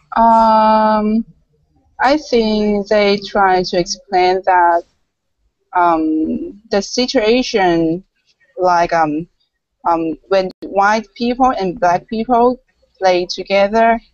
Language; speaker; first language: English; non-native, learner; Thai